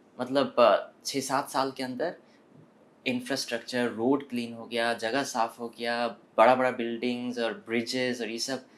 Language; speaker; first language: Hindi; early bilingual, other home language; Korean